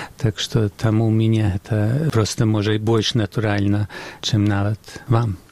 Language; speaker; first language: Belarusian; early bilingual, heritage; Belarusian